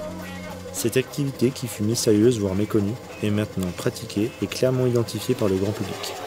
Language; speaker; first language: French; native; French